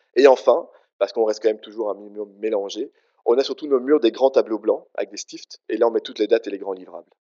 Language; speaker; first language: French; native; French